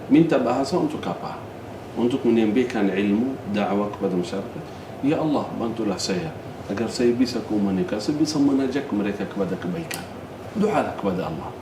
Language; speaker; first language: Indonesian; non-native, fluent; Arabic